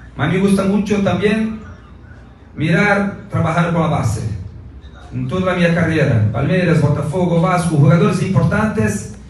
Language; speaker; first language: Spanish; non-native, learner; Portuguese